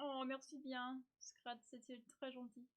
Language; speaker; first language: French; non-native, learner; English